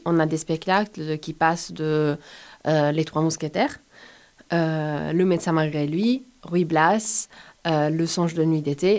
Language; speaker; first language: French; non-native, fluent; Italian